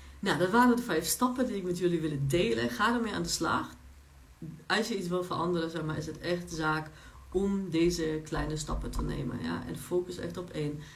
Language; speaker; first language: Dutch; non-native, fluent; Polish